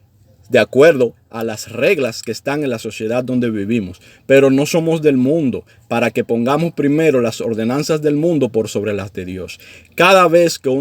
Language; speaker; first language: Spanish; native; Spanish